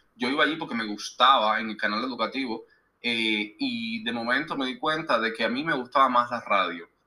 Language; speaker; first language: Spanish; native; Spanish